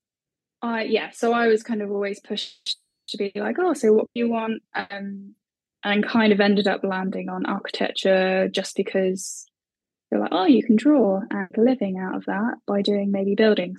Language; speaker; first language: English; native; English